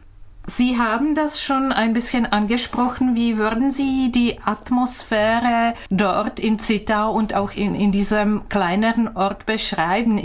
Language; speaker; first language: German; non-native, fluent; Czech